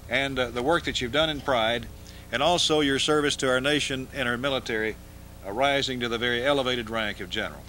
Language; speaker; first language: English; native; English